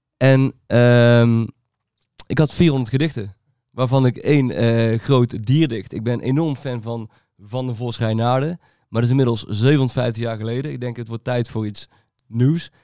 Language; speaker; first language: Dutch; native; Dutch